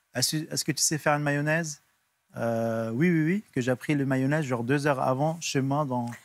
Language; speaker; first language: French; non-native, local second language; Arabic